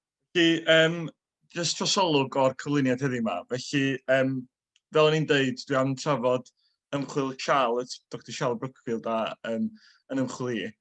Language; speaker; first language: Welsh; native; Welsh